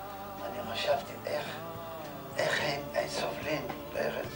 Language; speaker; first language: Hebrew; non-native, fluent; Yiddish